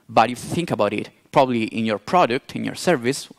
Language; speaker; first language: English; non-native, fluent; Italian